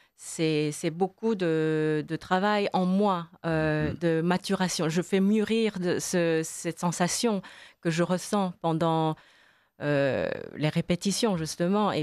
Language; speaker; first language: French; non-native, fluent; Korean